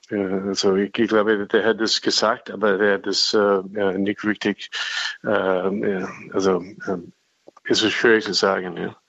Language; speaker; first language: German; non-native, learner; English